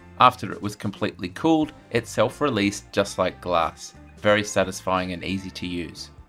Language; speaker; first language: English; native; English